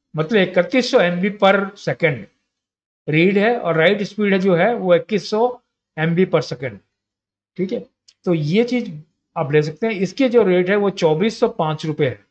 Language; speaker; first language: Hindi; native; Hindi